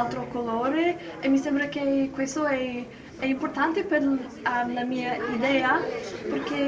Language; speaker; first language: Italian; non-native, learner; English